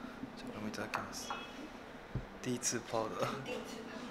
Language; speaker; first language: Japanese; native; Japanese